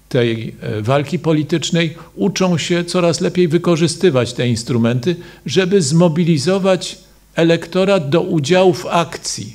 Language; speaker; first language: Polish; native; Polish